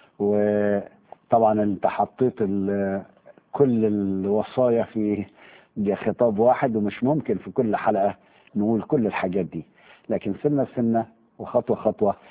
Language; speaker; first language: Arabic; native; Arabic